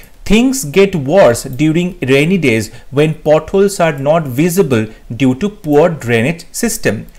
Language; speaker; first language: English; non-native, local second language; Bangla